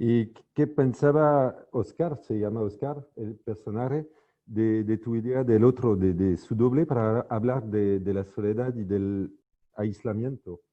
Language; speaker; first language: Spanish; non-native, fluent; French